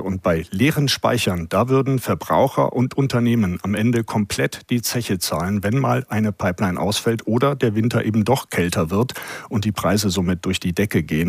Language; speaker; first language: German; native; German